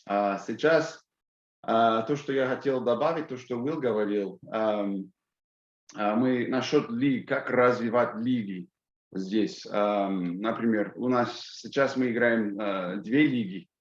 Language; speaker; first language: Russian; non-native, fluent; English